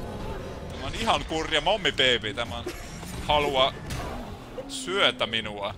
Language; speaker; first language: Finnish; non-native, learner; Estonian